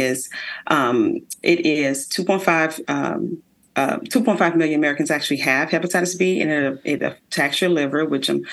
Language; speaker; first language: English; native; English